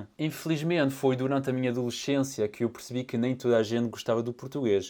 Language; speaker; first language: Portuguese; early bilingual, heritage; Portuguese